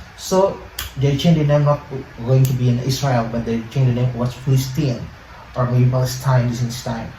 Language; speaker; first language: English; non-native, learner; Indonesian